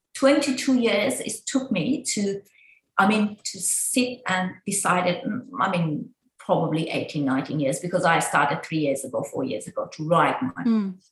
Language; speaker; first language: English; non-native, fluent; Persian